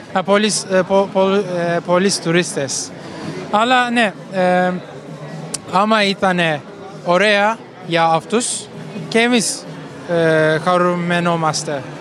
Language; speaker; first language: Greek; non-native, learner; Turkish